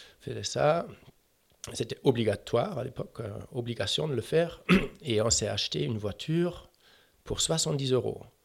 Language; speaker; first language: French; non-native, fluent; German